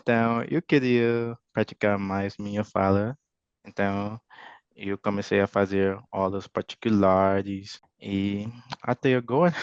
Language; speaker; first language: Portuguese; non-native, fluent; English